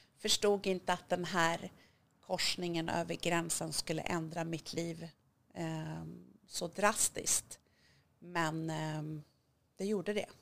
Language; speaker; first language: Swedish; early bilingual, other home language; Kurdish